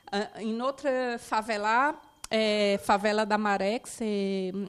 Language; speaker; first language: French; non-native, fluent; Portuguese